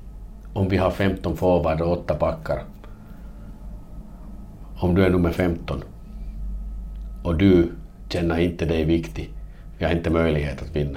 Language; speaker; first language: Swedish; non-native, learner; Finnish